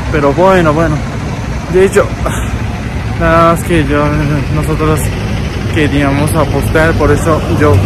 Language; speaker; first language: Spanish; non-native, learner; Japanese